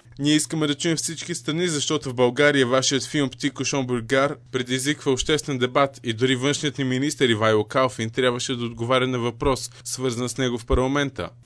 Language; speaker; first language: Bulgarian; native; Bulgarian